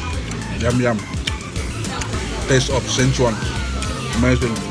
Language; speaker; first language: English; non-native, learner; Indonesian